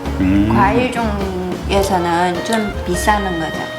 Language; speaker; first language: Korean; non-native, learner; Chinese